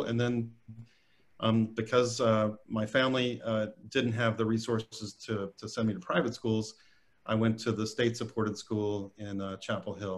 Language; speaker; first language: English; native; English